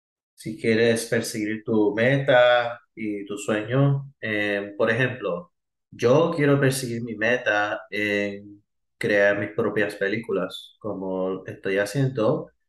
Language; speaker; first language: Spanish; early bilingual, heritage; Spanish